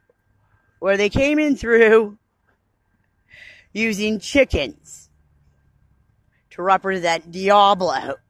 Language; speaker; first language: English; native; English